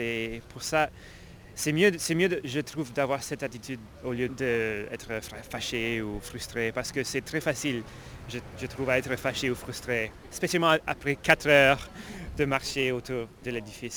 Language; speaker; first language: French; non-native, fluent; English